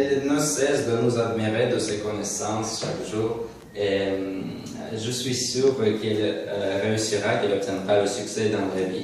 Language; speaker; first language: French; non-native, learner; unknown